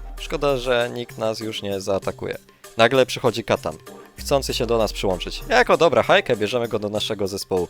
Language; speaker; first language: Polish; native; Polish